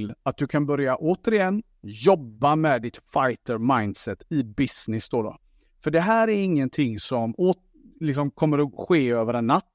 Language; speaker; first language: Swedish; native; Swedish